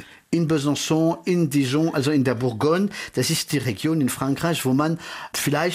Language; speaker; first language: German; early bilingual, heritage; French